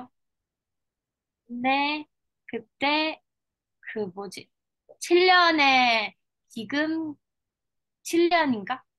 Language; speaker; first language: Korean; non-native, learner; Chinese